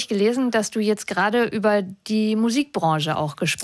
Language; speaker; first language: German; native; German